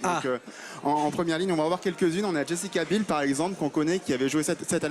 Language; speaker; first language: French; native; French